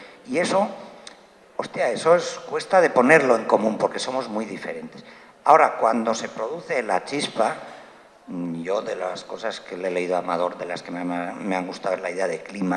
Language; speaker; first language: Spanish; non-native, local second language; Catalan